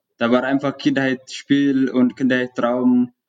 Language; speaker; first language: German; non-native, learner; Tigrinya